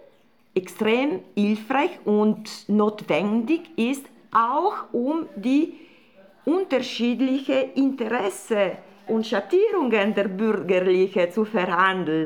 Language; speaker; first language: German; non-native, fluent; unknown